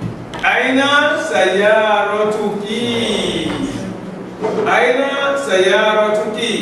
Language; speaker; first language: Arabic; non-native, fluent; Malay